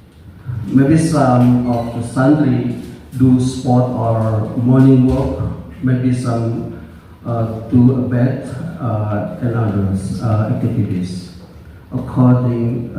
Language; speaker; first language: English; non-native, learner; Indonesian